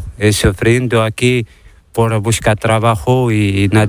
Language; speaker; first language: Spanish; non-native, learner; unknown